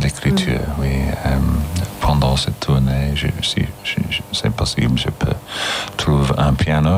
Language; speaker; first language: French; non-native, fluent; English